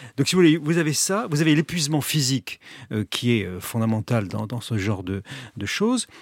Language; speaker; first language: French; native; French